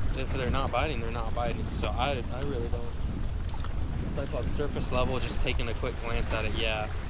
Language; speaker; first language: English; native; English